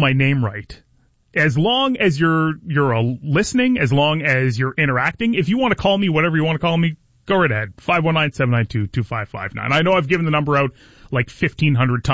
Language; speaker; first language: English; native; English